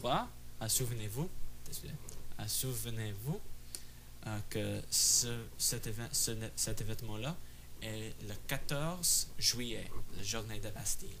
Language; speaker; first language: French; non-native, fluent; English